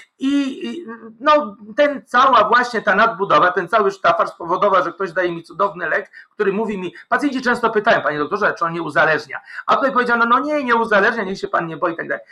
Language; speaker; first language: Polish; native; Polish